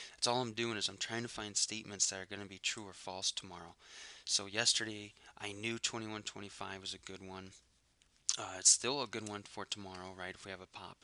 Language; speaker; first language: English; native; English